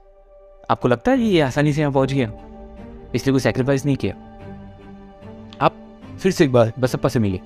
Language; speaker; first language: Hindi; native; Hindi